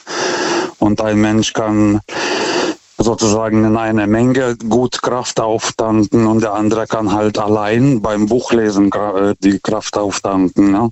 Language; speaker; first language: German; non-native, fluent; Lithuanian